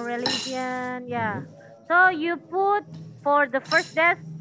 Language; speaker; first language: English; non-native, learner; Indonesian